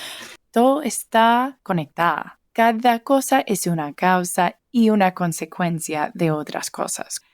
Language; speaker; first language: Spanish; early bilingual, heritage; English